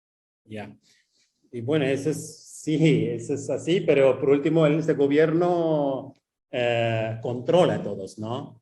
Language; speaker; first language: Spanish; non-native, fluent; Kurdish